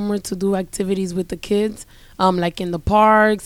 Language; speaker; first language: English; native; English